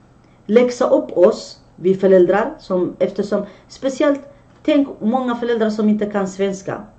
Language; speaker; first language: Swedish; non-native, fluent; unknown